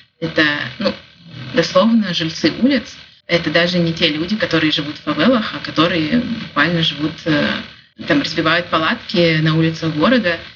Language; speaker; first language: Russian; native; Russian